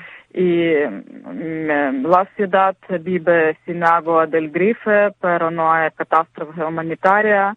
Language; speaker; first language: Spanish; non-native, learner; Ukrainian